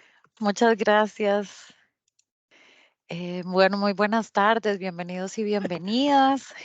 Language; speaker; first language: Spanish; native; Spanish